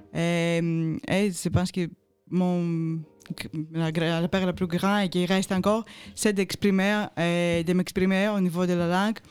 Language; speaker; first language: French; non-native, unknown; Greek